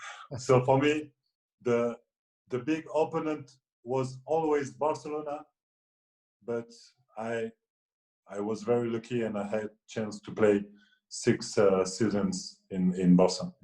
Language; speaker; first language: English; non-native, fluent; French